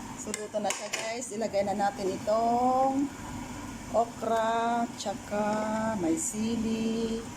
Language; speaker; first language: Filipino; non-native, local second language; Iloko